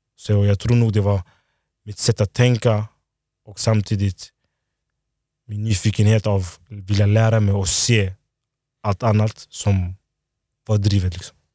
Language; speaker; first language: Swedish; early bilingual, other home language; Lingala